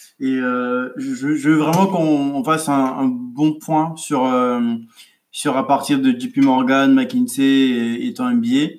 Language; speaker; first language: French; native; French